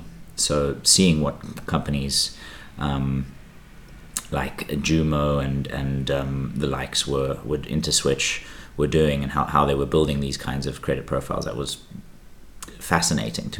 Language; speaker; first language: English; native; English